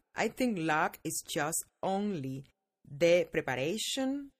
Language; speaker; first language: English; non-native, fluent; Spanish